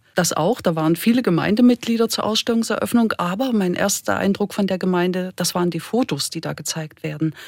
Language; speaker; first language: German; native; German